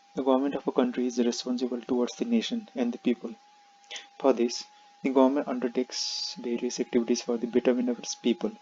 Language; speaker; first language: English; non-native, local second language; Nepali